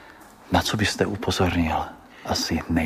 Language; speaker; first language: Czech; native; Czech